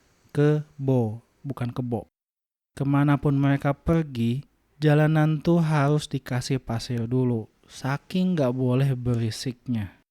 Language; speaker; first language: Indonesian; native; Indonesian